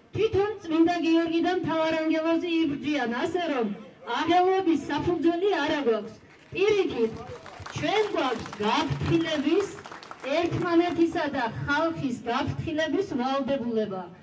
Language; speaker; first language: Georgian; non-native, local second language; Svan